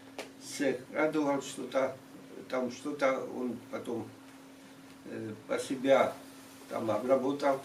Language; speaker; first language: Russian; non-native, fluent; Georgian